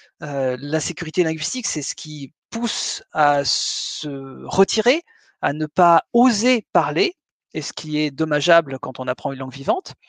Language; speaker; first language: French; native; French